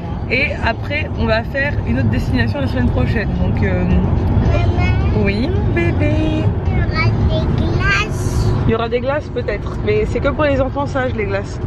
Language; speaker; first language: French; native; French